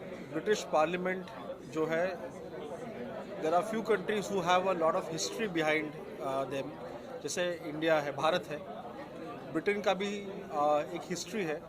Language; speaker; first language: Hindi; native; Hindi